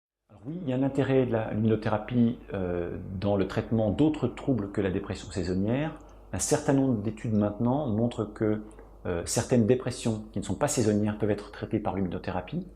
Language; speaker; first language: French; native; French